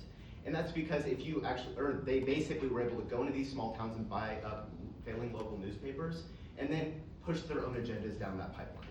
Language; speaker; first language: English; native; English